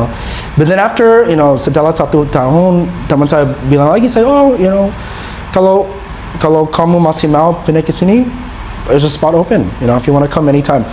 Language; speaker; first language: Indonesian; non-native, learner; English